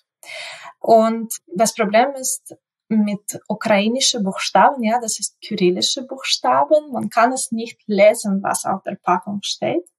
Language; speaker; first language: German; non-native, fluent; Ukrainian